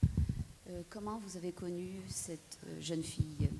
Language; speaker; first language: French; non-native, fluent; Portuguese